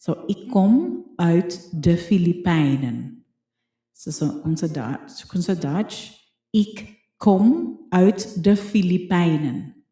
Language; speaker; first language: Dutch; non-native, fluent; Filipino